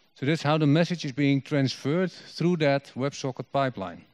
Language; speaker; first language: English; non-native, fluent; Dutch